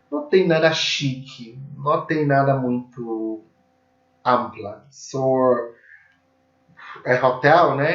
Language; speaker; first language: Portuguese; non-native, learner; English